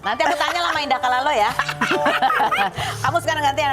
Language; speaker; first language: Indonesian; native; Indonesian